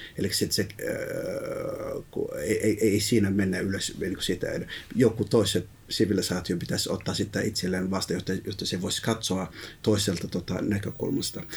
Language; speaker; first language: Finnish; early bilingual, other home language; Somali